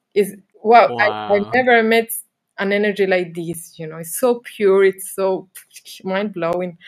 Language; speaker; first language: English; non-native, fluent; Spanish